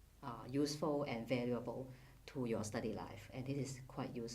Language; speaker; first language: English; non-native, fluent; Cantonese